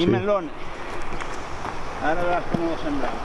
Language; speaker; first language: Spanish; native; Spanish